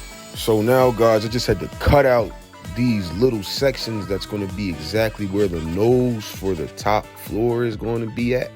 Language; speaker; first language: English; native; English